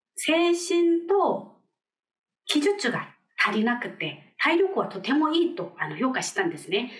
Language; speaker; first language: Japanese; non-native, fluent; Korean